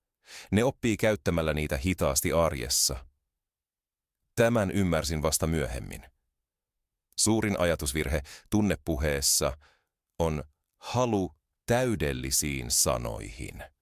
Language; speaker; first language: Finnish; non-native, fluent; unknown